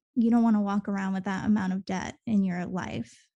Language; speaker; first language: English; early bilingual, other home language; Spanish